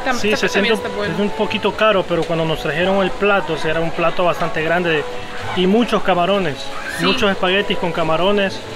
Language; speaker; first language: Spanish; native; Spanish